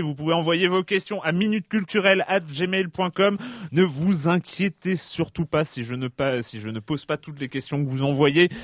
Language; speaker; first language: French; native; French